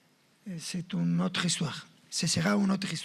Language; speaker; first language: French; non-native, fluent; Spanish